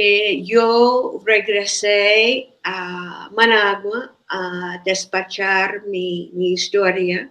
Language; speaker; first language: Spanish; non-native, fluent; English